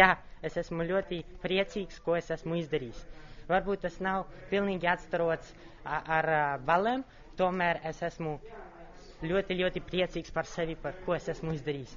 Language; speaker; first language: Latvian; non-native, local second language; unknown